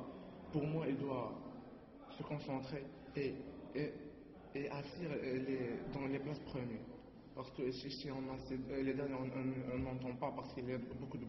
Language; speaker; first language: French; non-native, learner; Arabic